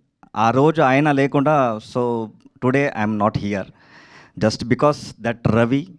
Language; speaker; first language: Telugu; non-native, learner; Kannada